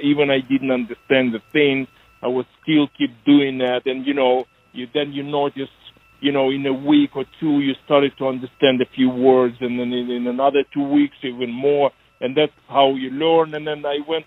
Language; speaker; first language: English; non-native, fluent; Ukrainian